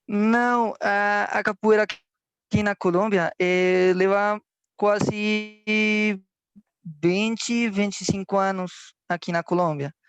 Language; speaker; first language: Portuguese; non-native, fluent; Spanish